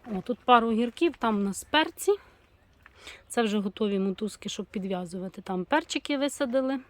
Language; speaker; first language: Ukrainian; non-native, local second language; Russian